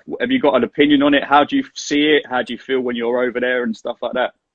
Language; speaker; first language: English; native; English